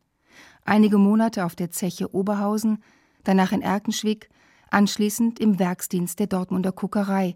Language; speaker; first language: German; native; German